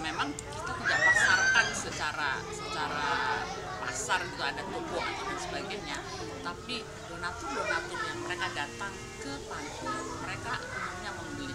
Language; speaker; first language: Indonesian; native; Indonesian